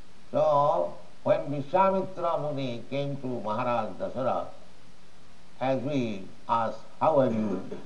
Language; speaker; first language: English; non-native, local second language; Bangla